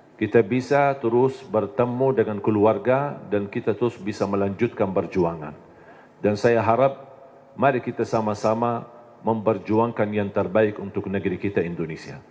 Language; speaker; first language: Indonesian; non-native, fluent; Arabic